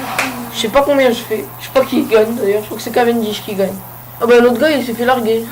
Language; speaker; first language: French; native; French